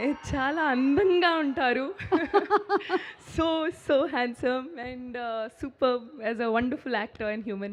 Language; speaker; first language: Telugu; non-native, learner; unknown